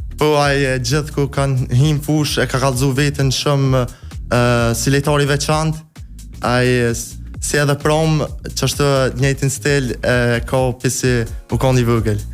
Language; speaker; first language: Albanian; early bilingual, heritage; Albanian